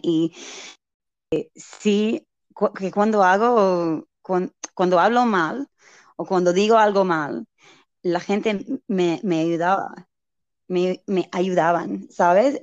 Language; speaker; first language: Spanish; non-native, learner; English